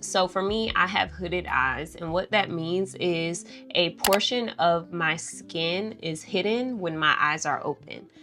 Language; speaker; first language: English; native; English